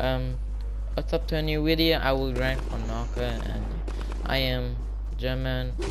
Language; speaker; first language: English; non-native, learner; German